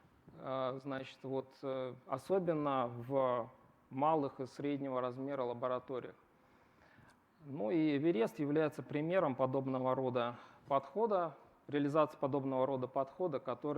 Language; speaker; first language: Russian; native; Russian